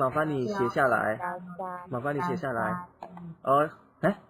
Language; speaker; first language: Chinese; non-native, fluent; Indonesian